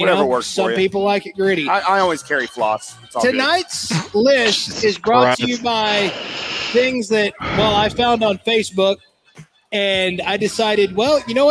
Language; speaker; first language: English; native; English